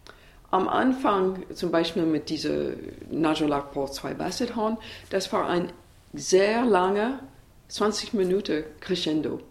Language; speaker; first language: German; non-native, learner; English